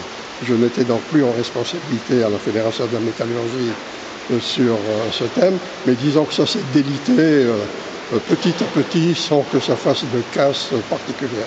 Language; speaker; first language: French; native; French